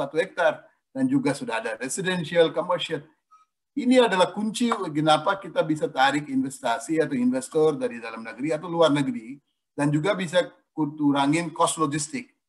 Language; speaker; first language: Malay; non-native, fluent; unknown